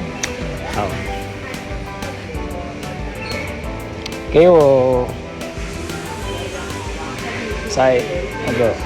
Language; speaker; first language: Chinese; non-native, learner; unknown